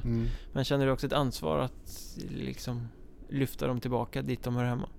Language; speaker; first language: Swedish; native; Swedish